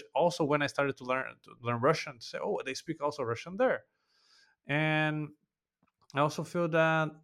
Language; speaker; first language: English; non-native, fluent; Portuguese